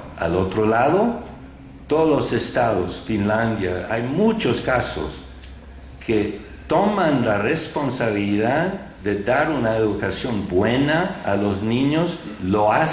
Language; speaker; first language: Spanish; non-native, fluent; English